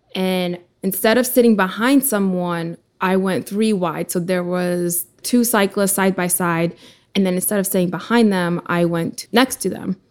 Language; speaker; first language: English; early bilingual, other home language; Russian